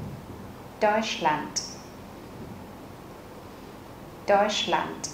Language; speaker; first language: German; non-native, fluent; Vietnamese